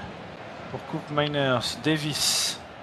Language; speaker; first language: French; native; French